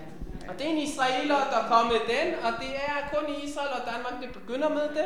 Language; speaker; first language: Danish; non-native, fluent; Hebrew